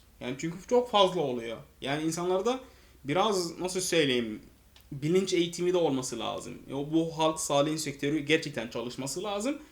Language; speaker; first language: Turkish; non-native, fluent; Arabic